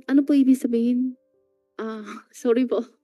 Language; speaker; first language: Filipino; non-native, learner; Chinese